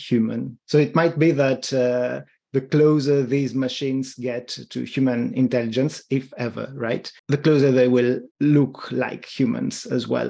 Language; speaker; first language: English; non-native, fluent; Greek